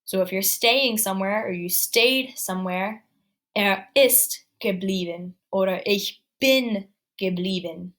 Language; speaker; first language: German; non-native, fluent; English